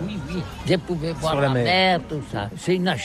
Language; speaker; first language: French; non-native, learner; Catalan